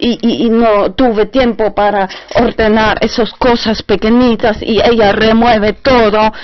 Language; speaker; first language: Spanish; non-native, fluent; German